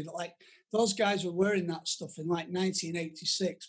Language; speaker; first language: English; native; English